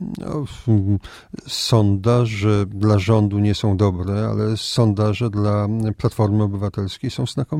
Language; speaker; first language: Polish; native; Polish